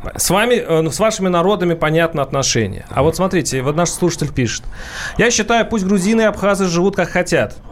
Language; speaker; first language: Russian; native; Russian